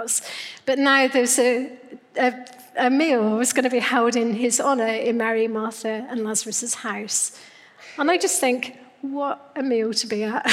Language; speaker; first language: English; native; English